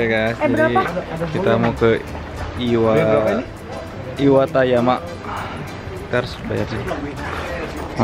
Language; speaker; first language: Indonesian; native; Indonesian